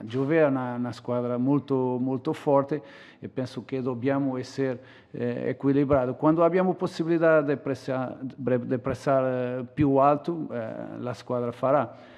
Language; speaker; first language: Italian; non-native, learner; Portuguese